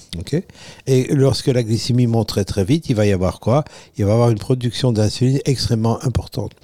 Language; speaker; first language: French; non-native, fluent; Italian